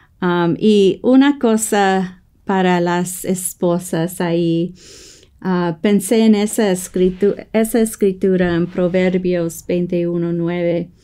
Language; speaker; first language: Spanish; non-native, fluent; English